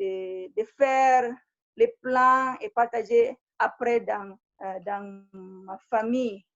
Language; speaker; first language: French; non-native, fluent; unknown